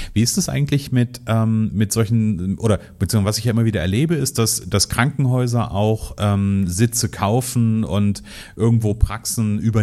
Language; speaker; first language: German; native; German